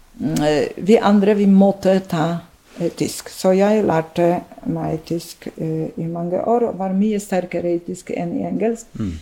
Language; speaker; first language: Norwegian; non-native, fluent; Polish